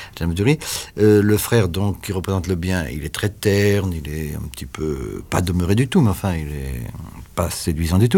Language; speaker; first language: French; native; French